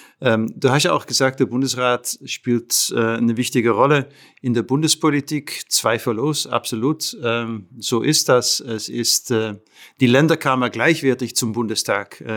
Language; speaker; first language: German; non-native, fluent; Dutch